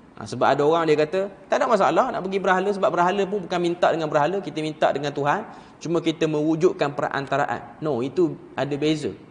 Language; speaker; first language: Malay; native; Malay